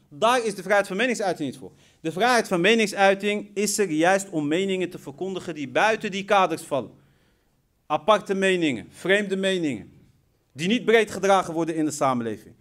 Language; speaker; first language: Dutch; early bilingual, other home language; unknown